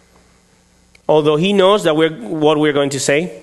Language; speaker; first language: English; non-native, fluent; Spanish